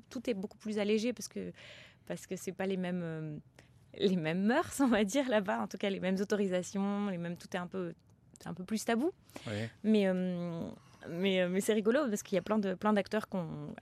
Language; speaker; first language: French; early bilingual, other home language; Turkish